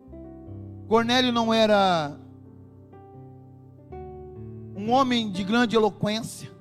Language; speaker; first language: Portuguese; native; Portuguese